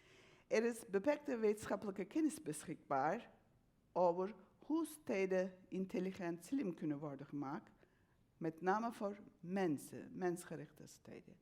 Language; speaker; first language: Dutch; non-native, fluent; Turkish